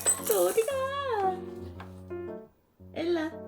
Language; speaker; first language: Korean; native; Korean